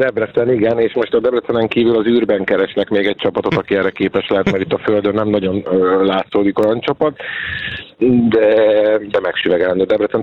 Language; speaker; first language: Hungarian; native; Hungarian